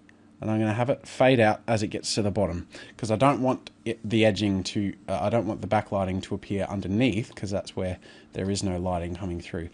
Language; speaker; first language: English; native; English